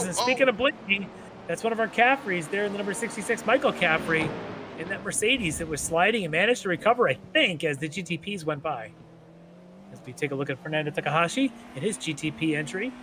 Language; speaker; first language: English; native; English